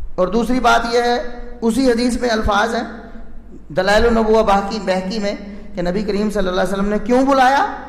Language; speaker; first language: Urdu; non-native, local second language; Punjabi